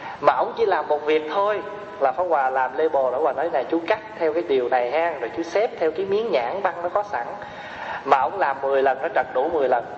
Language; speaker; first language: Vietnamese; native; Vietnamese